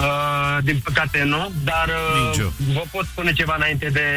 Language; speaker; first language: Romanian; native; Romanian